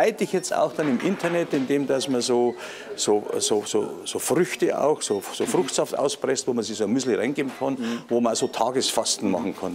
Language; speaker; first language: German; native; German